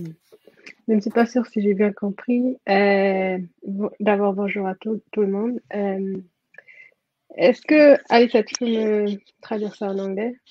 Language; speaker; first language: French; non-native, fluent; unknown